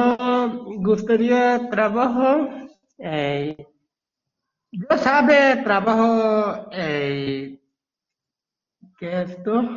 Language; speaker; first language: Spanish; non-native, learner; Bangla